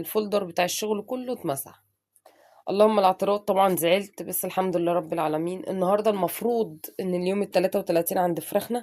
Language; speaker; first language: Arabic; native; Arabic